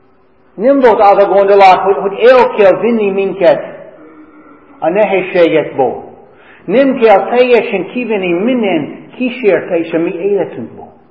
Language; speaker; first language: Hungarian; non-native, fluent; English